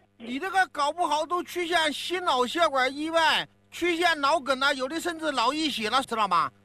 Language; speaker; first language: Chinese; native; Chinese